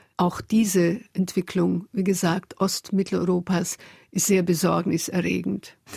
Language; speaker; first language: German; early bilingual, other home language; Hungarian